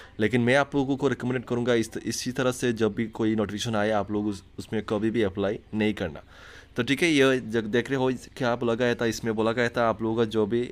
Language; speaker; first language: Hindi; non-native, local second language; Bangla